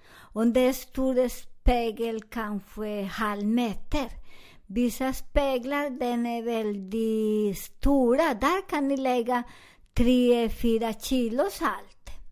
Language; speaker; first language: Swedish; non-native, learner; Spanish